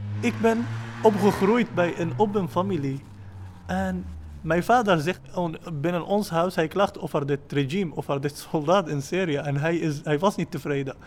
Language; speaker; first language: Dutch; non-native, learner; Arabic